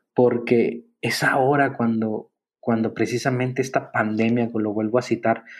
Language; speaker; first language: Spanish; native; Spanish